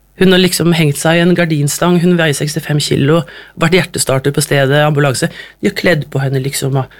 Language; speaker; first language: Norwegian; native; Norwegian